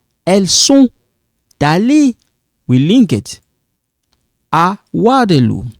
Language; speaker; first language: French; non-native, local second language; Lingala